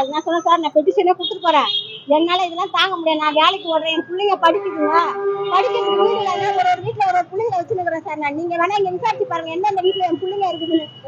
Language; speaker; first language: Tamil; native; Tamil